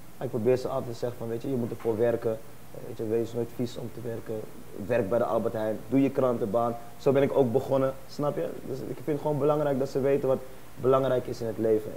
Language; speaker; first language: Dutch; native; Dutch